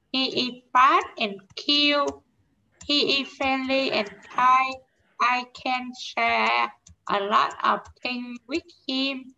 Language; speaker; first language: English; non-native, learner; Vietnamese